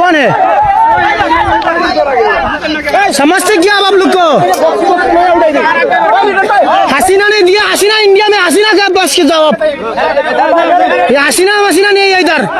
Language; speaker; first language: Hindi; non-native, learner; Bangla